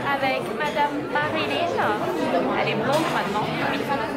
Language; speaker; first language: French; non-native, learner; Thai